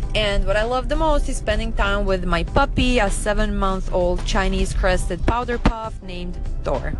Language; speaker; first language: English; non-native, fluent; Serbian